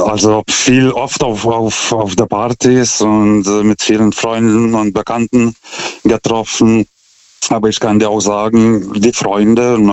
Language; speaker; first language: German; non-native, fluent; Lithuanian